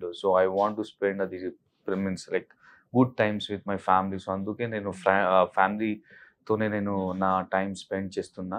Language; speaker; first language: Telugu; non-native, learner; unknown